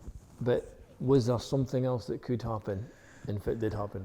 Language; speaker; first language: English; native; English